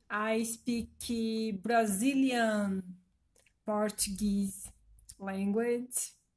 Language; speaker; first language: English; non-native, learner; Portuguese